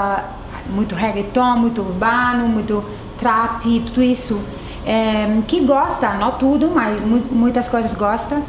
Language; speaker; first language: Portuguese; non-native, fluent; Italian